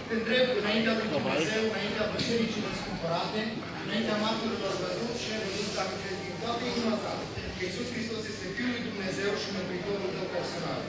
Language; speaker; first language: Romanian; native; Romanian